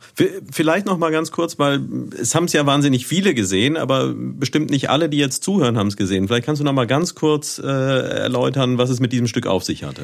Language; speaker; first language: German; native; German